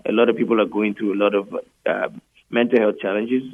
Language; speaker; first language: English; non-native, local second language; Yoruba